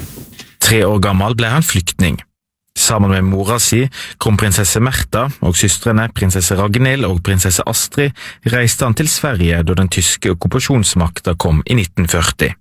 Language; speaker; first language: Norwegian; native; Norwegian